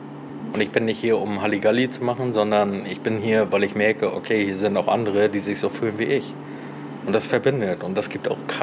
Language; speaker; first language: German; native; German